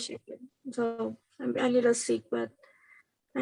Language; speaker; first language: English; non-native, learner; Spanish